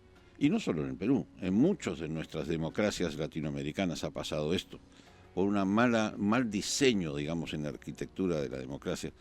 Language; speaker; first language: Spanish; native; Spanish